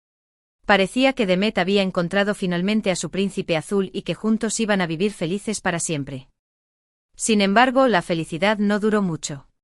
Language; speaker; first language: Spanish; native; Spanish